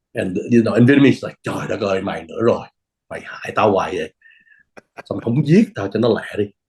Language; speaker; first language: Vietnamese; early bilingual, other home language; English